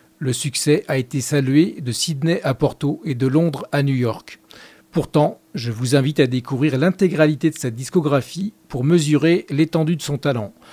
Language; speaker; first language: French; native; French